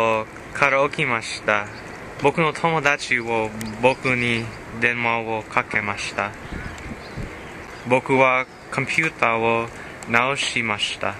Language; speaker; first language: Japanese; non-native, learner; English